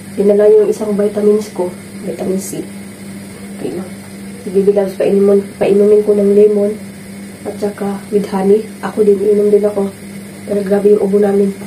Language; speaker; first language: Filipino; non-native, local second language; Cebuano